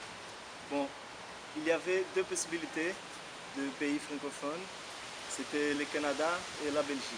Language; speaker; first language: French; non-native, fluent; Portuguese